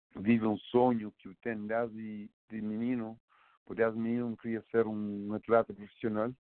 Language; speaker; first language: Portuguese; non-native, local second language; Kabuverdianu